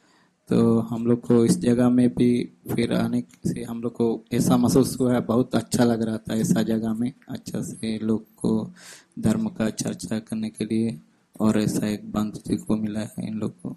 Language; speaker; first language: Hindi; non-native, fluent; Sinhala